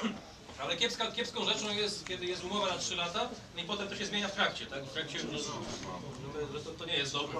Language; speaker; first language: Polish; native; Polish